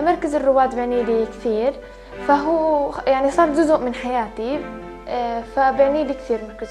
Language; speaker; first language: Arabic; native; Arabic